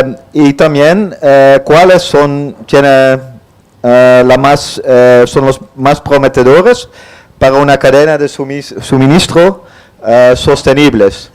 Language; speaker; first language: Spanish; non-native, fluent; Dutch